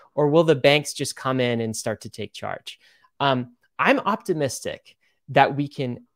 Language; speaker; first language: English; native; English